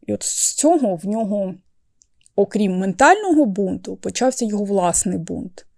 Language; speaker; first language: Ukrainian; native; Ukrainian